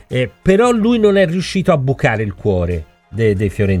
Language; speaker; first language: Italian; native; Italian